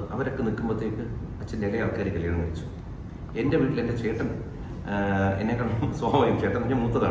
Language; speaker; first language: Malayalam; native; Malayalam